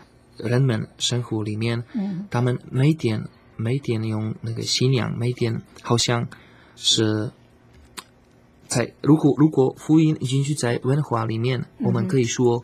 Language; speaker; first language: Chinese; non-native, learner; Slovak